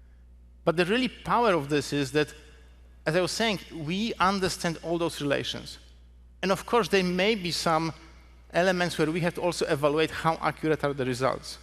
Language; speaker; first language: English; non-native, fluent; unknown